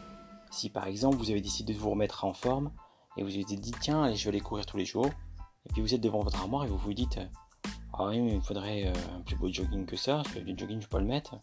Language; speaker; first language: French; native; French